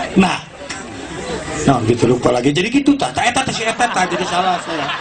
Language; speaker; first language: Indonesian; non-native, local second language; Sundanese